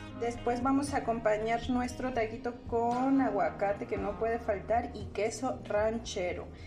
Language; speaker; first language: Spanish; native; Spanish